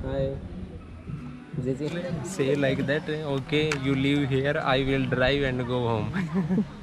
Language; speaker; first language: English; non-native, learner; Hindi